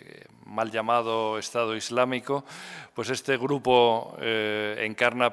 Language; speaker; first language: Spanish; native; Spanish